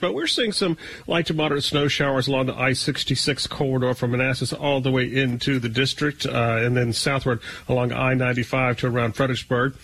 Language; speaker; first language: English; native; English